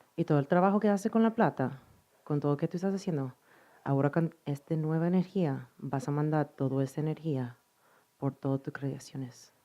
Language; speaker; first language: Spanish; early bilingual, other home language; English